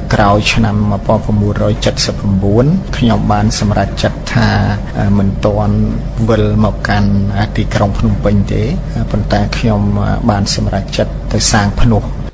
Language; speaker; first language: Khmer; native; Khmer